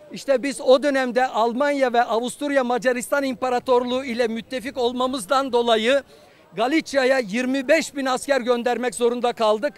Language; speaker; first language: Turkish; native; Turkish